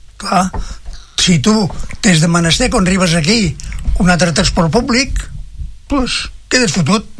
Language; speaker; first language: Catalan; native; Catalan